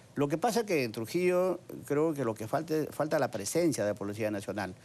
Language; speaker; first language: Spanish; native; Spanish